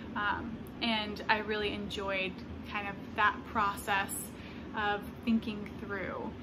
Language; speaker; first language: English; native; English